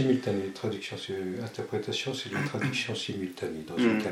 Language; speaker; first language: French; early bilingual, other home language; Spanish